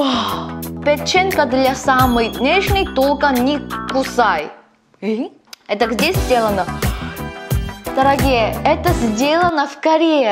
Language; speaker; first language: Russian; non-native, learner; Korean